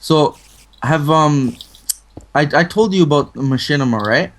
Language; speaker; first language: English; native; English